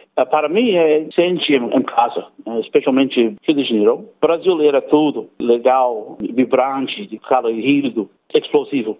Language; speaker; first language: Portuguese; non-native, learner; English